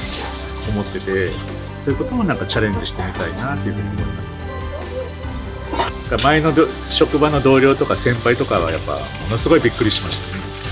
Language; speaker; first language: Japanese; native; Japanese